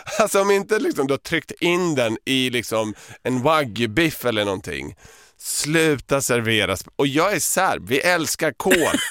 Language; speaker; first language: Swedish; early bilingual, other home language; Serbian